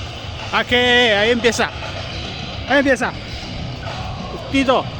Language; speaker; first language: Spanish; native; Spanish